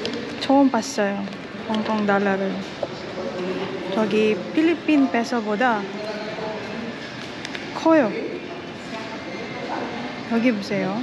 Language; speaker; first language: Korean; non-native, learner; Cebuano